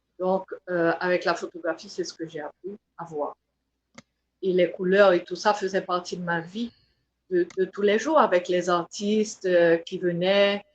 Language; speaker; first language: French; non-native, local second language; Haitian Creole